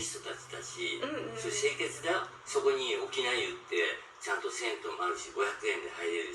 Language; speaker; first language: Japanese; native; Japanese